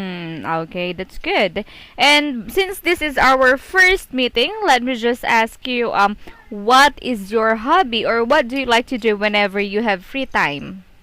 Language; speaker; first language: English; non-native, fluent; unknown